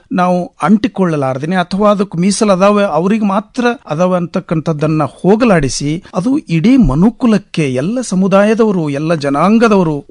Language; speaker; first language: Kannada; native; Kannada